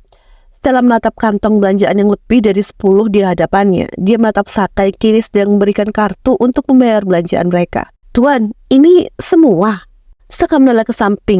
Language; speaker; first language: Indonesian; native; Indonesian